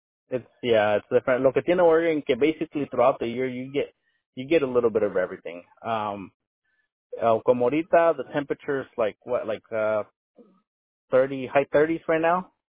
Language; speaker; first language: English; early bilingual, other home language; Spanish